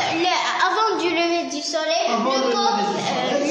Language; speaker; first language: French; non-native, learner; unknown